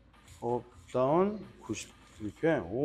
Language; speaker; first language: Korean; native; Korean